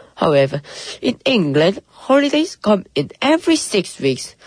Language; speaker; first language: English; early bilingual, other home language; Korean